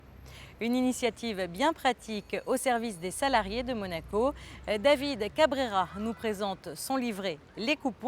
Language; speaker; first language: French; native; French